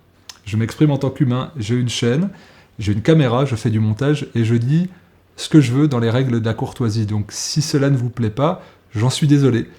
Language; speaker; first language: French; native; French